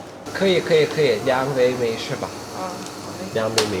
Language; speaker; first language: Chinese; non-native, learner; Turkish